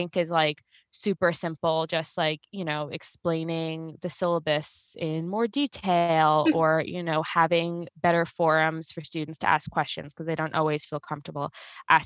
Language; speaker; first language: English; native; English